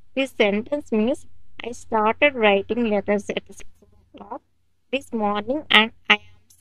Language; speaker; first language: English; non-native, local second language; Telugu